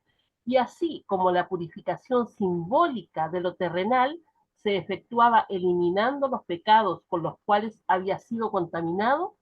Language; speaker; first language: Spanish; native; Spanish